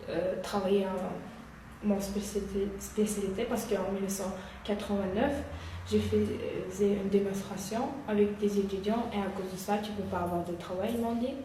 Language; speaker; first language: French; non-native, learner; Uyghur